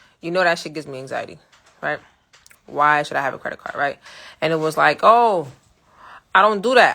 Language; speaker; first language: English; native; English